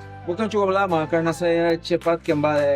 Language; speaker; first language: Indonesian; non-native, fluent; Portuguese